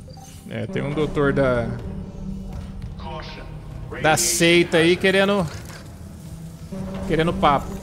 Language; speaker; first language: Portuguese; native; Portuguese